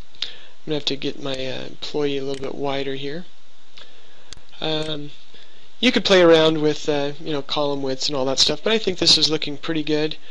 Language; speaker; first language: English; native; English